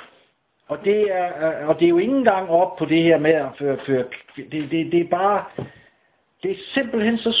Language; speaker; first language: Danish; native; Danish